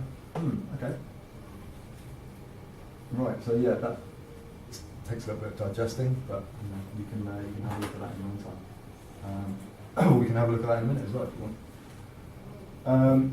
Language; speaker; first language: English; native; English